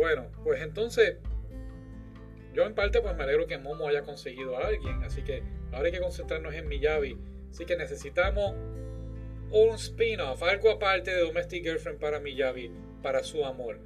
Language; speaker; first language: Spanish; native; Spanish